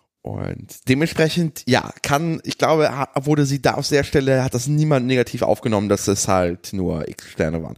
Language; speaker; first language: German; native; German